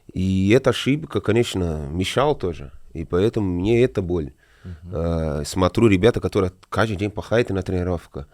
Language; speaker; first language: Russian; non-native, learner; Portuguese